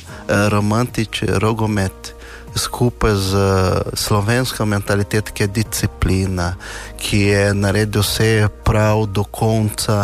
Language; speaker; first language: Slovenian; non-native, learner; Portuguese